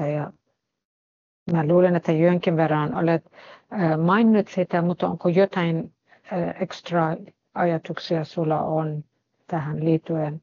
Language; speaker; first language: Finnish; non-native, fluent; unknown